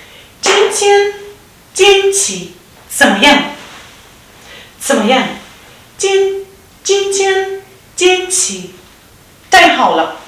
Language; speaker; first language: Chinese; non-native, learner; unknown